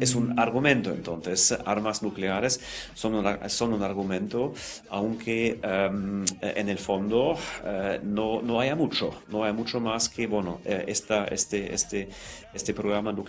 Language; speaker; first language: Spanish; non-native, fluent; German